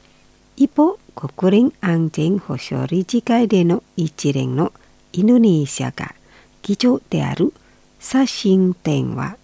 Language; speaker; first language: Japanese; non-native, fluent; Indonesian